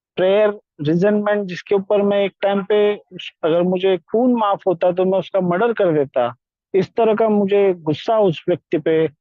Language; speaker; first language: Hindi; non-native, local second language; Marathi